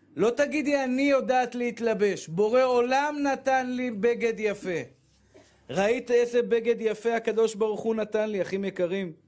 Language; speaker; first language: Hebrew; native; Hebrew